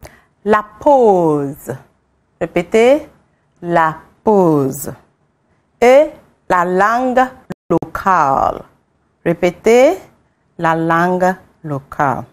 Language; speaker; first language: French; non-native, fluent; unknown